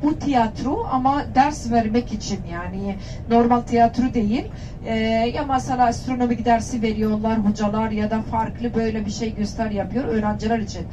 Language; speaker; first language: Turkish; non-native, learner; Arabic